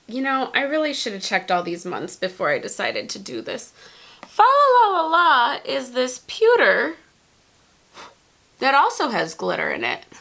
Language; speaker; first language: English; native; English